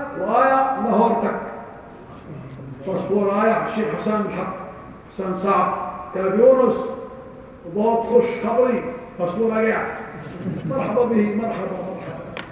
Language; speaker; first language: Urdu; non-native, learner; Arabic